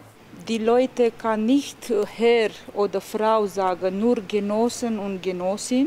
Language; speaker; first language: German; non-native, learner; Romanian